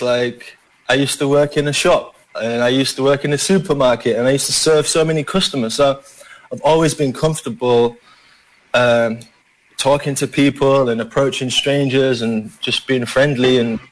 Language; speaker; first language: English; native; English